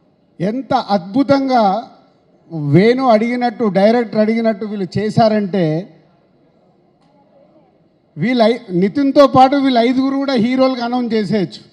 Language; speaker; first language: Telugu; native; Telugu